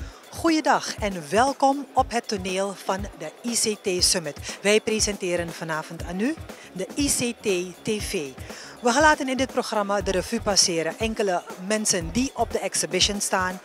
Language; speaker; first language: Dutch; native; Dutch